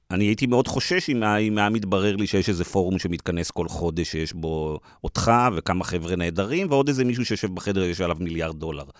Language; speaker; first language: Hebrew; native; Hebrew